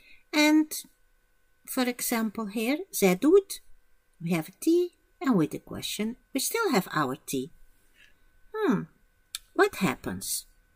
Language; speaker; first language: English; non-native, fluent; Dutch